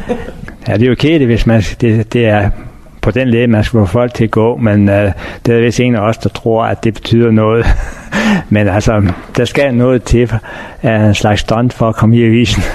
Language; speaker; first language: Danish; native; Danish